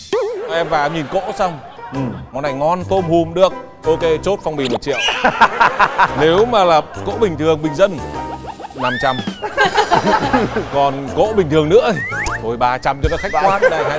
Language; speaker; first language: Vietnamese; native; Vietnamese